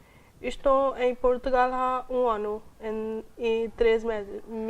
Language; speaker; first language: Portuguese; non-native, learner; Urdu